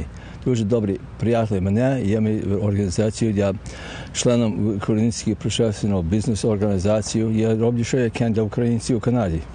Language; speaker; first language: Ukrainian; early bilingual, heritage; Ukrainian